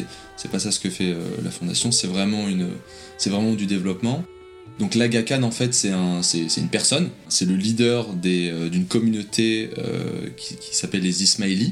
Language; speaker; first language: French; native; French